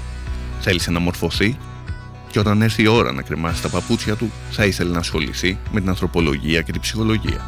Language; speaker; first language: Greek; native; Greek